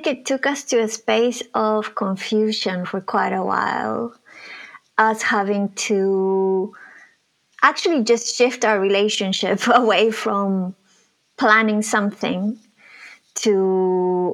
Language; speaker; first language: English; non-native, fluent; Spanish